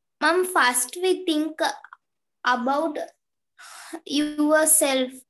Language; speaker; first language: English; non-native, learner; Tamil